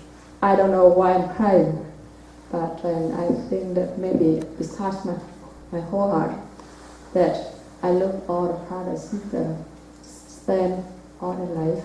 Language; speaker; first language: English; non-native, learner; Vietnamese